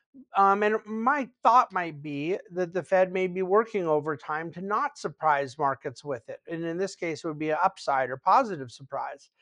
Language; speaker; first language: English; native; English